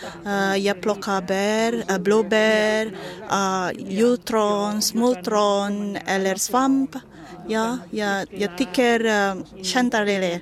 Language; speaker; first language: Swedish; non-native, learner; Indonesian